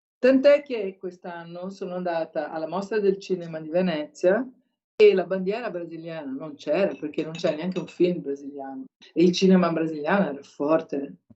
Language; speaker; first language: Italian; non-native, fluent; Portuguese